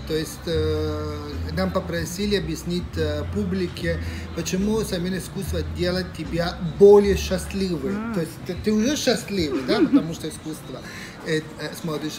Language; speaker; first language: Russian; non-native, fluent; Italian